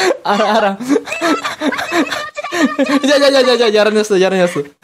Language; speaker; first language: Japanese; non-native, learner; Indonesian